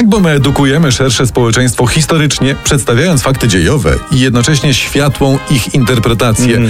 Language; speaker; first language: Polish; native; Polish